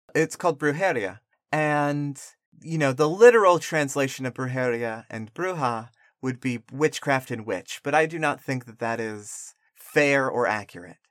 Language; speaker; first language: English; early bilingual, other home language; Spanish